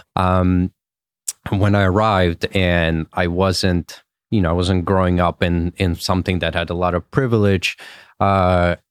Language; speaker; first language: English; early bilingual, other home language; Russian